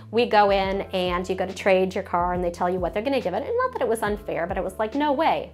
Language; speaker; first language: English; native; English